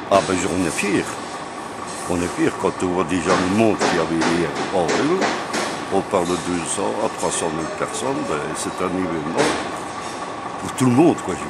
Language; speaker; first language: French; native; French